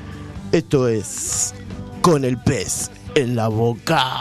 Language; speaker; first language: Spanish; native; Spanish